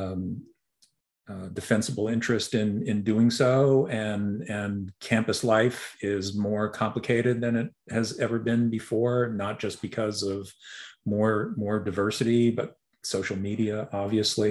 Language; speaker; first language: English; native; English